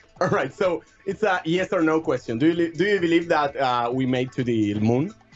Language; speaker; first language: English; non-native, fluent; Spanish